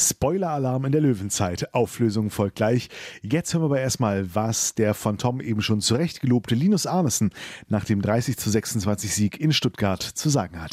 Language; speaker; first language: German; native; German